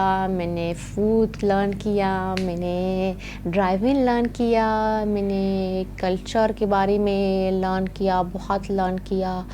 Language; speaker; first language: Hindi; non-native, learner; Arabic